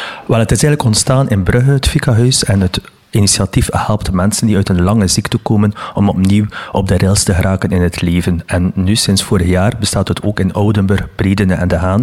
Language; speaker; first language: Dutch; native; Dutch